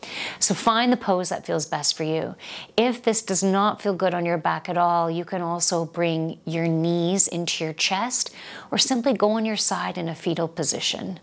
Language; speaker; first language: English; native; English